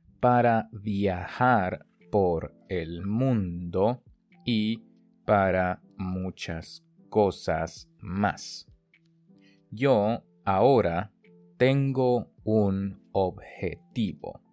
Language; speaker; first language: Spanish; non-native, fluent; Chinese